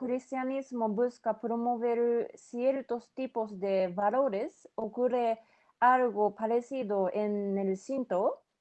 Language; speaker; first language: Spanish; non-native, fluent; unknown